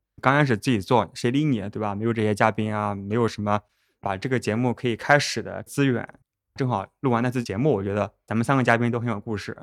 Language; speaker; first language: Chinese; native; Chinese